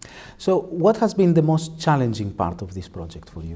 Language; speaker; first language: English; non-native, fluent; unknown